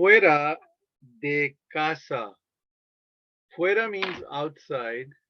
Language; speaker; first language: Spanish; non-native, fluent; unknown